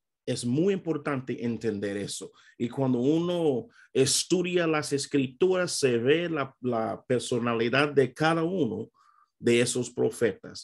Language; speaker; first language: Spanish; non-native, fluent; English